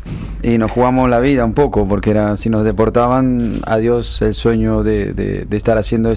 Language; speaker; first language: Spanish; native; Spanish